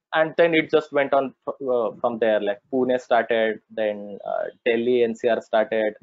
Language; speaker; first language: English; non-native, local second language; Marathi